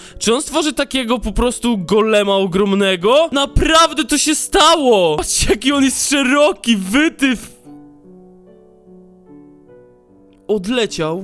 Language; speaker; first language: Polish; native; Polish